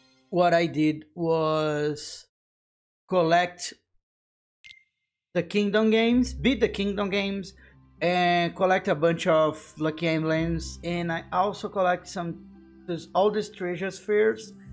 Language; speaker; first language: English; non-native, fluent; Portuguese